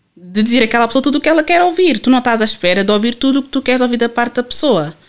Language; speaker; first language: Portuguese; native; Portuguese